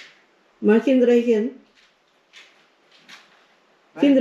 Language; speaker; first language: Dutch; non-native, learner; Filipino